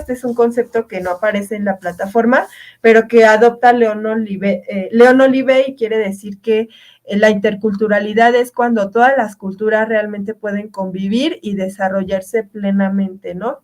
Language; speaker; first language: Spanish; native; Spanish